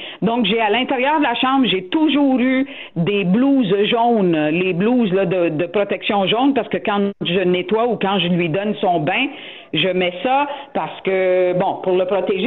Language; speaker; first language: French; native; French